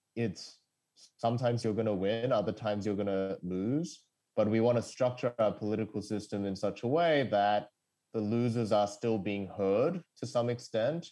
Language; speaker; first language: English; early bilingual, other home language; Korean